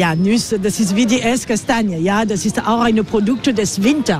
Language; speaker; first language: German; non-native, learner; French